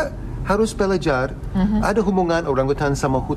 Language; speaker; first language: Indonesian; non-native, fluent; English